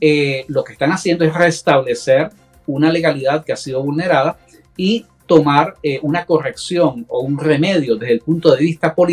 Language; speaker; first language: Spanish; native; Spanish